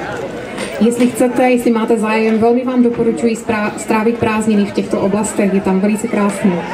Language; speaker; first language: Czech; native; Czech